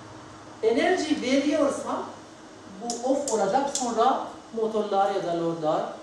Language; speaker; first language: Turkish; non-native, learner; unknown